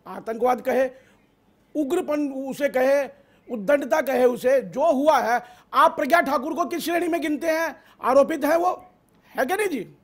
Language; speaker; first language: Hindi; native; Hindi